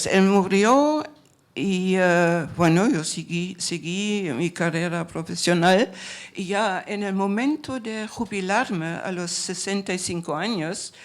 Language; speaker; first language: Spanish; non-native, fluent; German